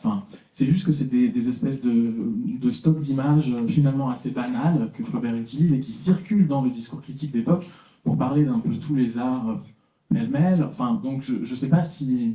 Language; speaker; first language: French; native; French